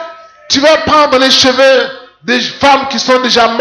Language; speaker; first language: French; non-native, local second language; Lingala